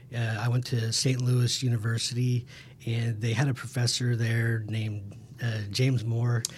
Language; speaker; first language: English; native; English